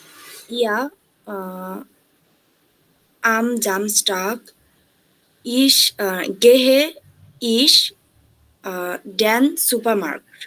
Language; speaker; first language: German; non-native, learner; Bangla